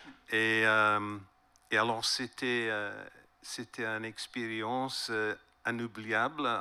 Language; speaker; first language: French; non-native, learner; English